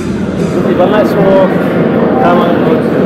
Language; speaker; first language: Chinese; non-native, fluent; German